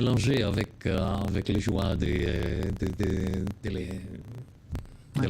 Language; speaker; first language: French; non-native, learner; Hebrew